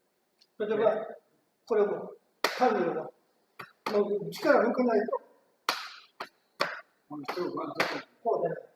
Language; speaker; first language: Japanese; native; Japanese